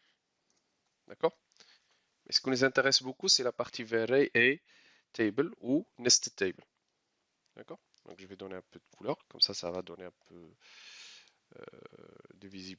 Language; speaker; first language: French; non-native, local second language; Arabic